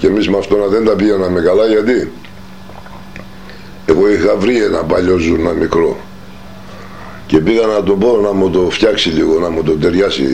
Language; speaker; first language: Greek; non-native, local second language; Turkish